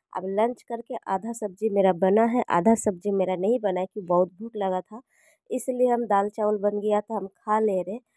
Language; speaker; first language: Hindi; non-native, local second language; Bangla